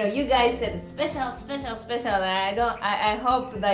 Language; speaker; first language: English; non-native, fluent; Japanese